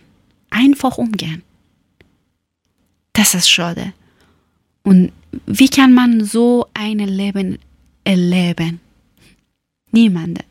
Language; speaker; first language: German; non-native, learner; Persian